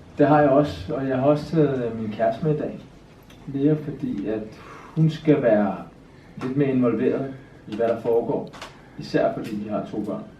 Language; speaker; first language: Danish; native; Danish